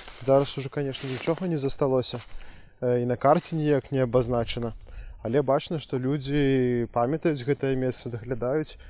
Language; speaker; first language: Belarusian; non-native, local second language; Russian